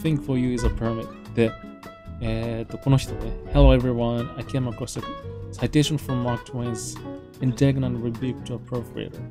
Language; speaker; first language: English; non-native, fluent; Japanese